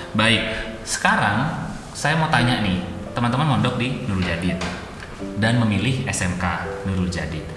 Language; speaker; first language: Indonesian; non-native, local second language; Madurese